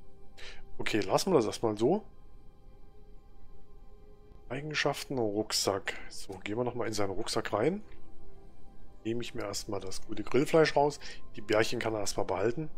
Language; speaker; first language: German; native; German